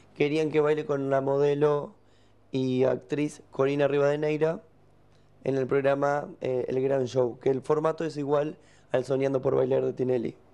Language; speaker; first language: Spanish; native; Spanish